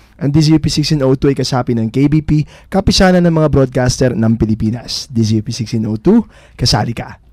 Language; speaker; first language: Filipino; native; Filipino